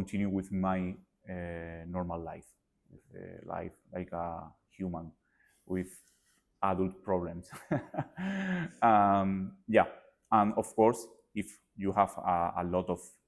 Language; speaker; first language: English; non-native, learner; Spanish